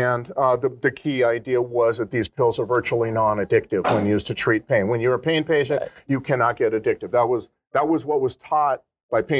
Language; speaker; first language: English; native; English